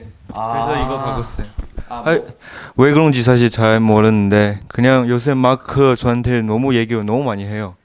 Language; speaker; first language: Korean; non-native, fluent; Chinese